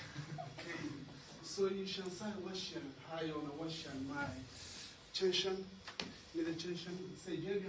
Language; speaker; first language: Chinese; non-native, learner; Somali